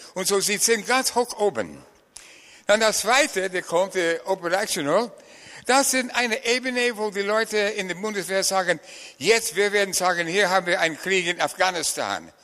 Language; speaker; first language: German; non-native, fluent; English